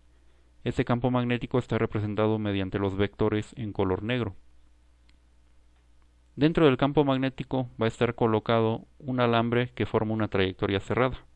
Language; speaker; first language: Spanish; native; Spanish